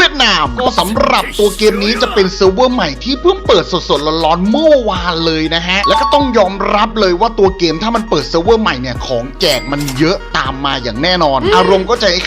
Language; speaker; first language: Thai; native; Thai